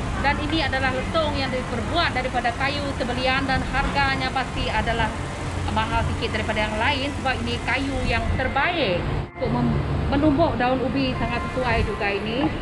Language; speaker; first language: Malay; non-native, local second language; Iban